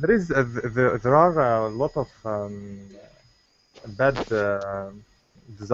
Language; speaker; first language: English; non-native, learner; Arabic